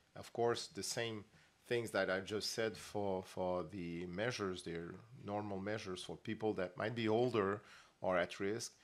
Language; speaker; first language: English; non-native, fluent; French